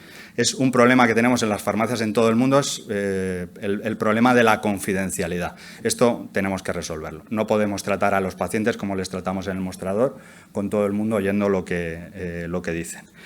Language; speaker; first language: Spanish; native; Spanish